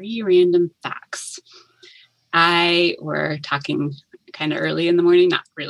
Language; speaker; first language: English; native; English